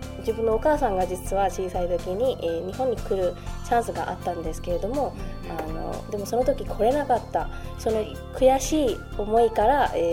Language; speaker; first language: Japanese; non-native, fluent; Bangla